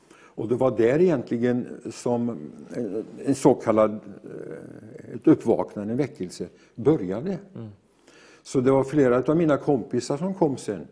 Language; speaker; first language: Swedish; native; Swedish